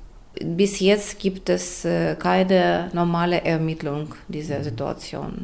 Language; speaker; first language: German; non-native, fluent; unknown